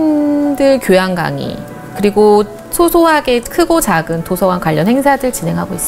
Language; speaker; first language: Korean; native; Korean